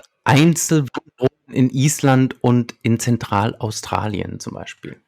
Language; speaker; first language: German; native; German